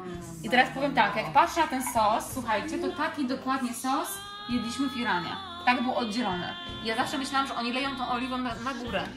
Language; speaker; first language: Polish; native; Polish